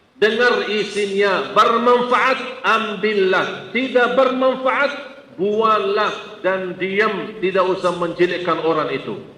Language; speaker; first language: Malay; non-native, fluent; Arabic